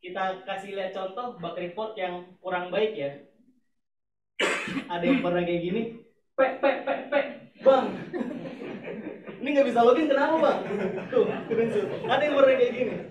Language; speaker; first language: Indonesian; native; Indonesian